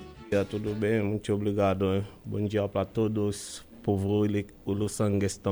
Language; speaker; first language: Portuguese; non-native, learner; Haitian Creole